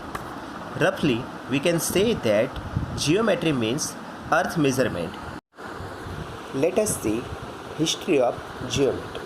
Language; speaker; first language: English; non-native, local second language; Gujarati